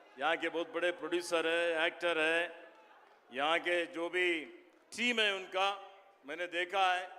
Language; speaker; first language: Hindi; non-native, local second language; Kannada